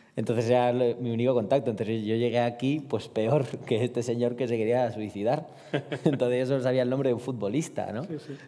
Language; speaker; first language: Spanish; early bilingual, other home language; Romanian